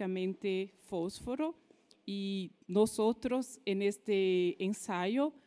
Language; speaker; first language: Spanish; non-native, fluent; Portuguese